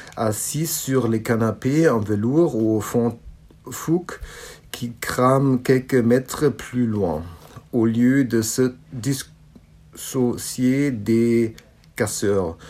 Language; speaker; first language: French; non-native, learner; German